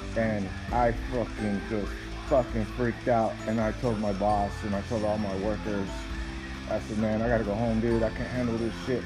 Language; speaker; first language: English; native; English